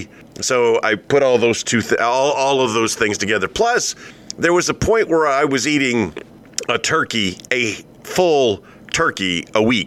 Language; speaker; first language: English; native; English